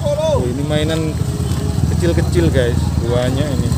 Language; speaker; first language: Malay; non-native, local second language; Javanese